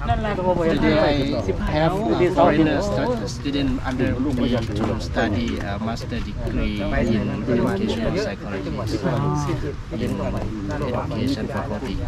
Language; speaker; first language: English; non-native, learner; Thai